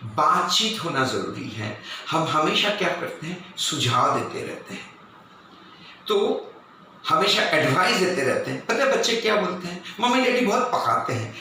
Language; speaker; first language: Hindi; non-native, local second language; Bangla